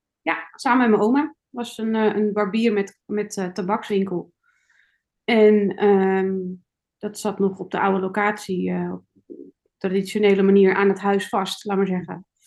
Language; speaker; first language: Dutch; native; Dutch